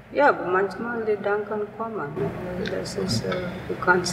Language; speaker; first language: German; non-native, learner; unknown